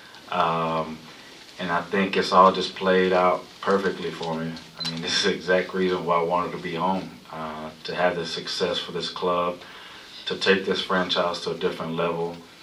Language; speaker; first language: English; early bilingual, other home language; Spanish